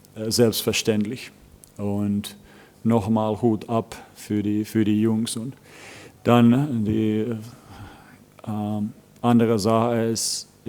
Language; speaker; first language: German; non-native, fluent; Finnish